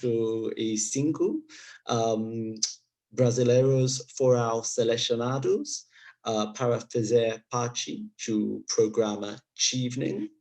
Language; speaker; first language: Portuguese; non-native, learner; English